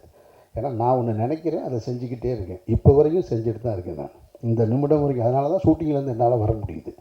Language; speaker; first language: Tamil; native; Tamil